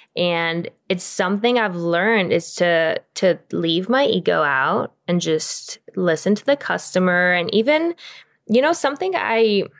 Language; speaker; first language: English; non-native, fluent; Romanian